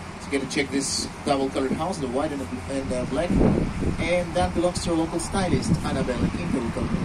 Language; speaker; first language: English; non-native, fluent; Portuguese